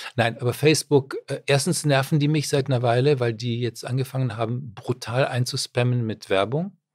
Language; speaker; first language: German; early bilingual, other home language; Czech